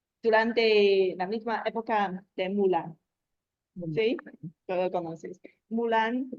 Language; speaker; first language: Spanish; non-native, learner; Chinese